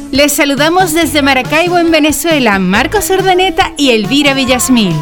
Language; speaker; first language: Spanish; native; Spanish